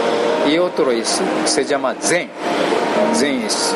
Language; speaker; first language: Spanish; non-native, learner; Japanese